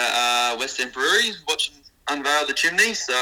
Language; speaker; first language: English; native; English